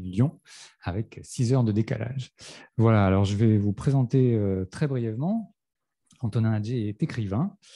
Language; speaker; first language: French; native; French